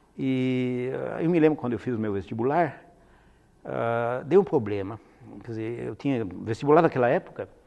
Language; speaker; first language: Portuguese; non-native, fluent; Italian